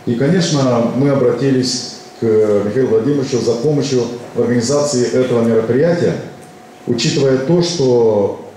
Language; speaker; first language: Russian; non-native, local second language; Romanian